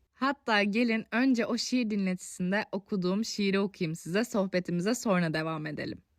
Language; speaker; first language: Turkish; native; Turkish